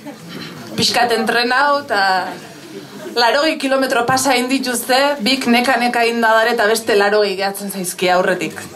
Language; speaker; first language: Basque; native; Basque